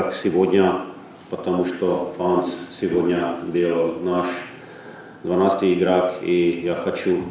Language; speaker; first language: Russian; non-native, learner; Czech